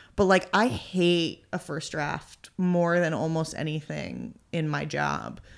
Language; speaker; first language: English; native; English